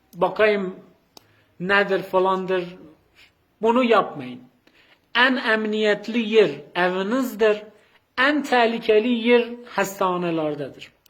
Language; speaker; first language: Turkish; non-native, fluent; Persian